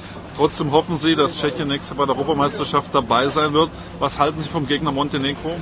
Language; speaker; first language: German; native; German